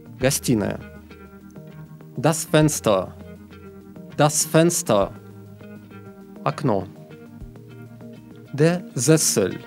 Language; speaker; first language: German; non-native, fluent; Russian